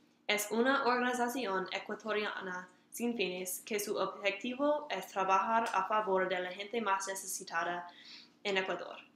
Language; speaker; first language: Spanish; non-native, learner; English